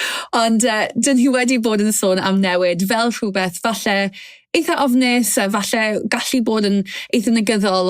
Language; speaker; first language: Welsh; native; Welsh